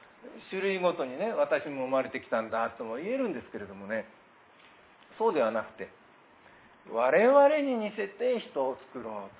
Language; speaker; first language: Japanese; native; Japanese